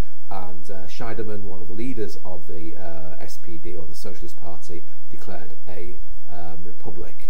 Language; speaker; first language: English; native; English